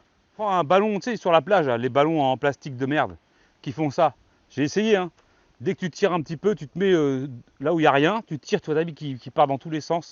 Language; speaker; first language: French; native; French